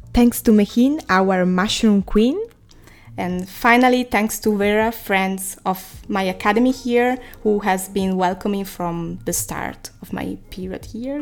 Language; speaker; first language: English; non-native, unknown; Italian